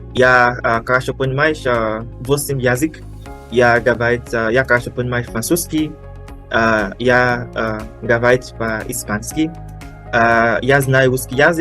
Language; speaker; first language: Russian; non-native, learner; English